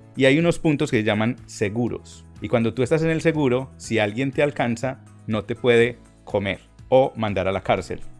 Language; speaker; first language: Spanish; native; Spanish